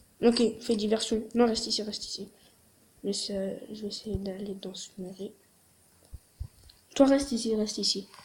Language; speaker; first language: French; native; French